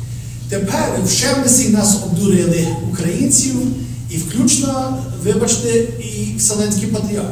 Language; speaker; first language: Ukrainian; early bilingual, heritage; Ukrainian